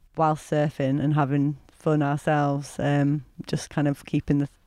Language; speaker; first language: English; native; English